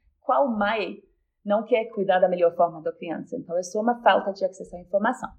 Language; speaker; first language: Portuguese; non-native, fluent; Polish